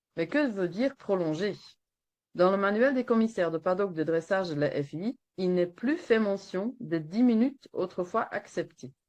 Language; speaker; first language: French; non-native, local second language; Dutch